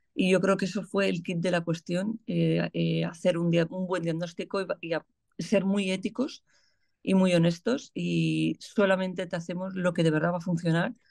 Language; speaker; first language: Spanish; native; Spanish